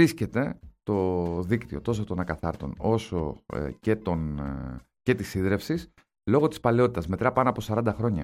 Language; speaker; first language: Greek; native; Greek